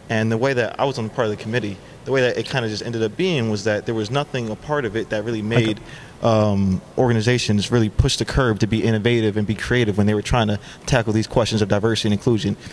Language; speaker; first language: English; native; English